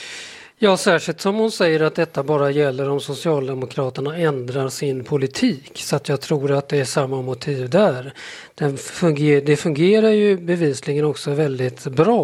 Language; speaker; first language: Swedish; native; Swedish